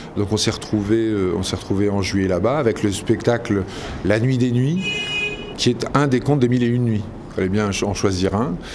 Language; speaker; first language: French; native; French